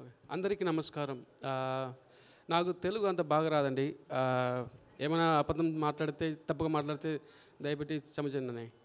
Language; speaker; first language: Telugu; non-native, learner; Tamil